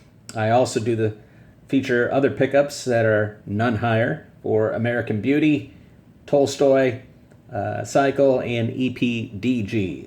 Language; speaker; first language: English; native; English